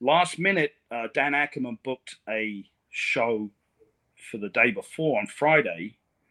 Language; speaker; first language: English; native; English